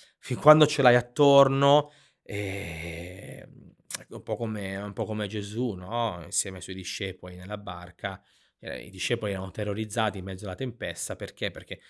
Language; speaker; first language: Italian; native; Italian